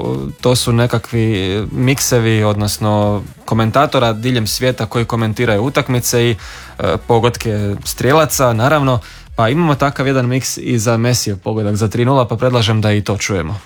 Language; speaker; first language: Serbian; native; Serbian